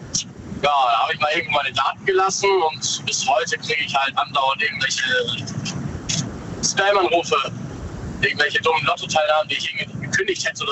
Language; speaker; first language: German; native; German